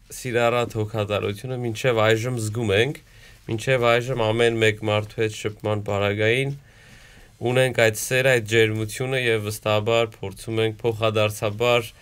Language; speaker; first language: Armenian; native; Armenian